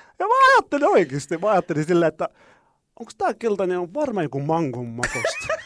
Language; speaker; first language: Finnish; non-native, fluent; Arabic